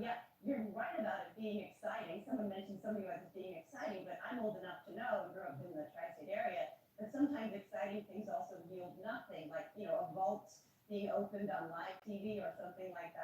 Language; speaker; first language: English; native; English